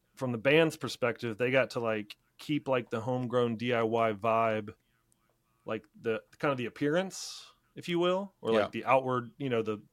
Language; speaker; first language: English; native; English